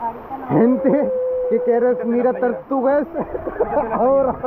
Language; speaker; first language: Spanish; non-native, learner; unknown